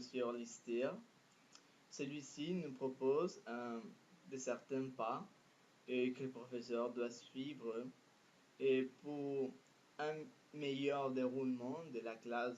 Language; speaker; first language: French; non-native, fluent; Spanish